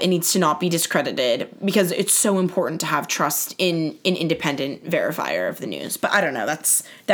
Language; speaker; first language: English; native; English